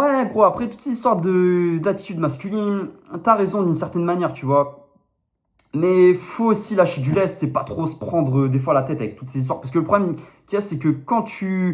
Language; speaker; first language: French; native; French